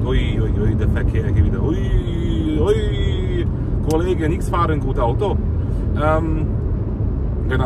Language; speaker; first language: German; native; German